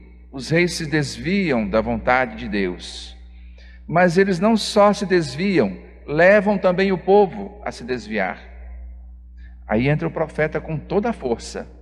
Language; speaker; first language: Portuguese; native; Portuguese